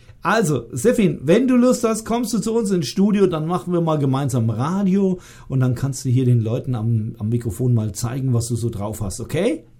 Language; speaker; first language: German; native; German